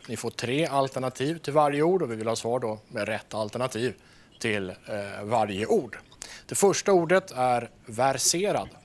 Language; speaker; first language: Swedish; native; Swedish